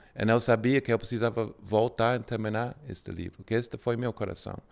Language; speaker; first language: Portuguese; non-native, fluent; English